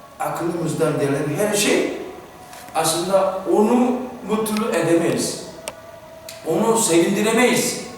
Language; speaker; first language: Turkish; non-native, fluent; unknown